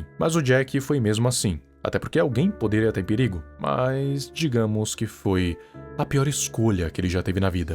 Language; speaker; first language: Portuguese; native; Portuguese